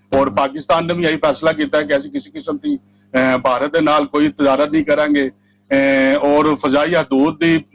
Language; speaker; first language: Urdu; non-native, local second language; Punjabi